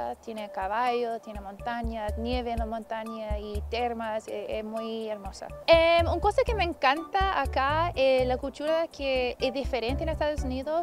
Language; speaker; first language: Spanish; non-native, learner; English